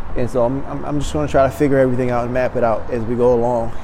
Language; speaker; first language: English; native; English